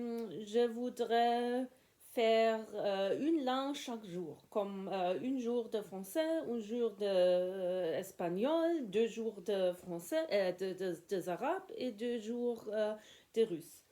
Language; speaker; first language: French; non-native, learner; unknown